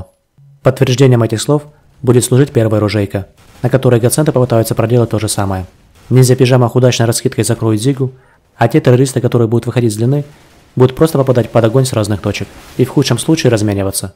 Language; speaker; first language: Russian; native; Russian